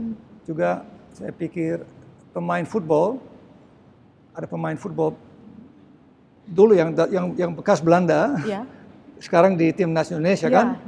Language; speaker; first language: Indonesian; early bilingual, heritage; Dutch